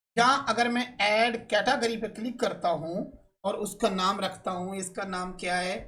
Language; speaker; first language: Urdu; non-native, local second language; Punjabi